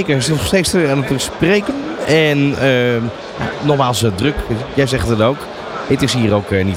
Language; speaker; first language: Dutch; native; Dutch